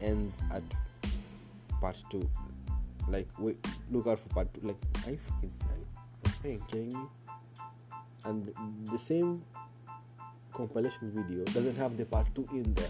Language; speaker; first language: English; non-native, local second language; Swahili